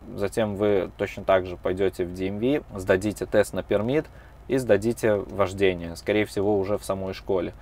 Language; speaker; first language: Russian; native; Russian